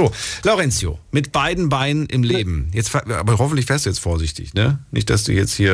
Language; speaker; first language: German; native; German